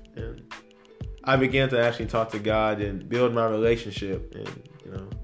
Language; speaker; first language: English; native; English